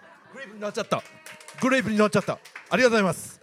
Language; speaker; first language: Japanese; non-native, learner; English